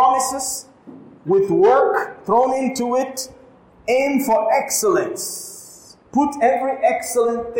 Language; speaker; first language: English; non-native, local second language; Malayalam